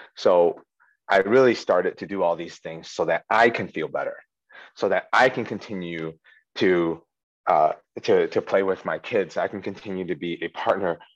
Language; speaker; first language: English; early bilingual, other home language; Chinese